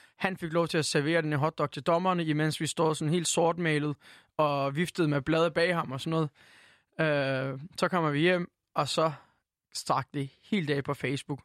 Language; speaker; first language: Danish; early bilingual, other home language; Turkish